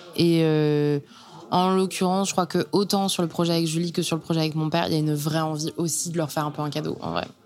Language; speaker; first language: French; native; French